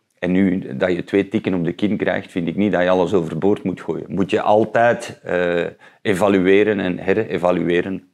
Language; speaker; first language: Dutch; native; Dutch